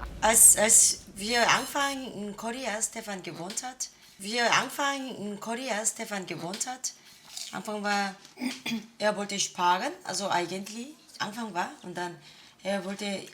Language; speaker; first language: German; non-native, learner; Korean